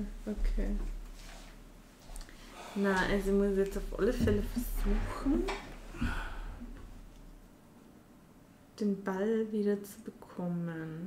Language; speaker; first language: German; native; German